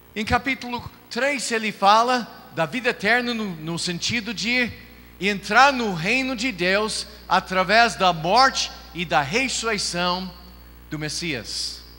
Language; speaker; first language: Portuguese; non-native, fluent; English